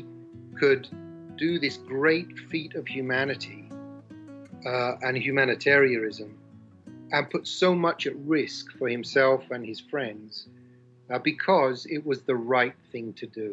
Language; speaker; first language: English; native; English